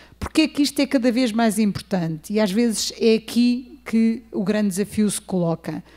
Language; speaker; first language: Portuguese; native; Portuguese